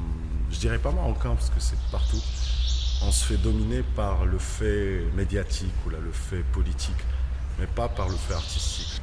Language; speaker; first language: French; non-native, local second language; Arabic